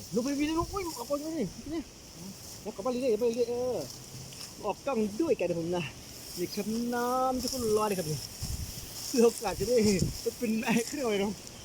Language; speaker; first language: Thai; native; Thai